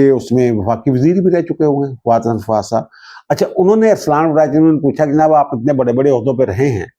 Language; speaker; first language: Urdu; non-native, local second language; Punjabi